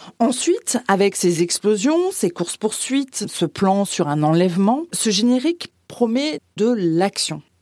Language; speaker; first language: French; native; French